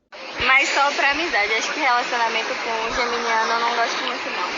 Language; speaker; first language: Portuguese; native; Portuguese